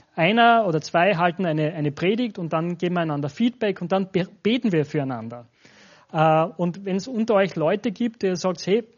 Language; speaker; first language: German; native; German